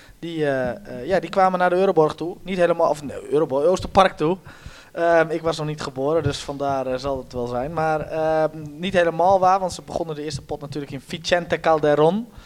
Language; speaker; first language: Dutch; native; Dutch